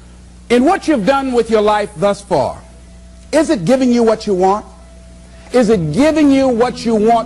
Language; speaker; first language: English; native; English